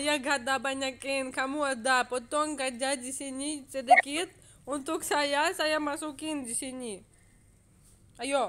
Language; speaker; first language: Indonesian; non-native, learner; Russian